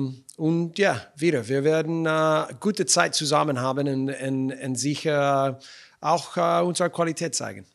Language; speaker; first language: German; non-native, fluent; English